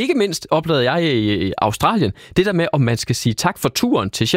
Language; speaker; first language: Danish; native; Danish